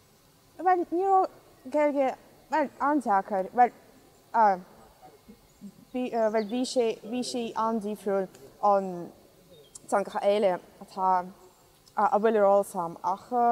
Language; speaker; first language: Irish; non-native, fluent; Russian